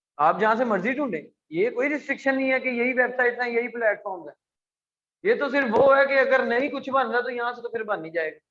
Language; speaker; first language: Urdu; non-native, local second language; Punjabi